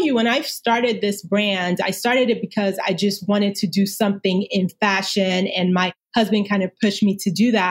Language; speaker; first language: English; non-native, local second language; Yoruba